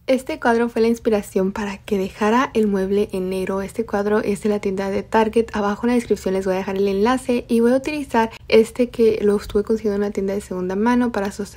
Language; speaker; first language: Spanish; native; Spanish